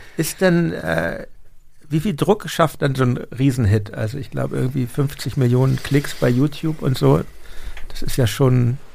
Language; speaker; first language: German; native; German